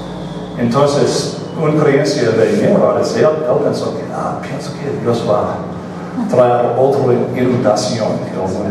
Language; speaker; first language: Spanish; non-native, fluent; English